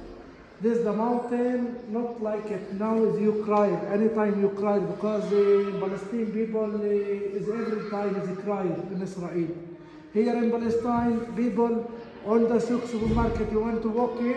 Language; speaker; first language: English; non-native, learner; Arabic